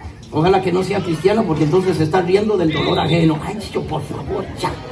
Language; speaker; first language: Spanish; native; Spanish